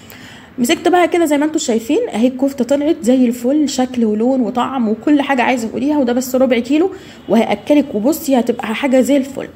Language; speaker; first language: Arabic; native; Arabic